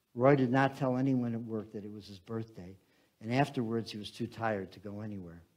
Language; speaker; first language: English; native; English